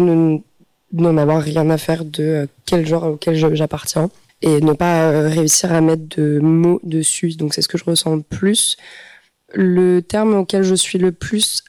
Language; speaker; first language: French; native; French